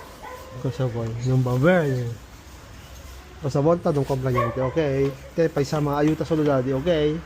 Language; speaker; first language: Italian; non-native, learner; Filipino